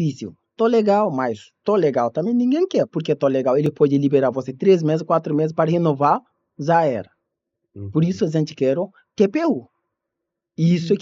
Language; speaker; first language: Portuguese; non-native, learner; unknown